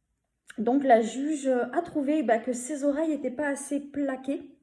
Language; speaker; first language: French; native; French